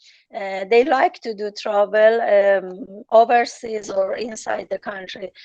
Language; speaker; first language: English; non-native, learner; Persian